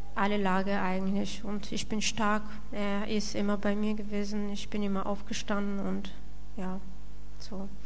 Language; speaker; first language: German; non-native, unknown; French